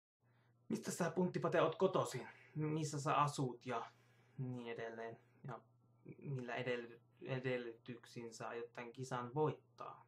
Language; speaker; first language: Finnish; native; Finnish